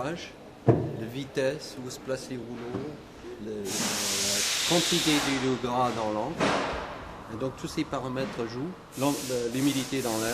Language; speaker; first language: French; native; French